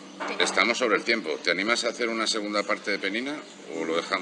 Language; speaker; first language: Spanish; native; Spanish